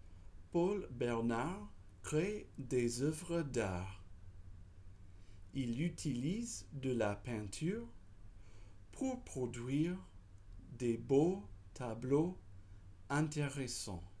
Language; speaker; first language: French; non-native, fluent; English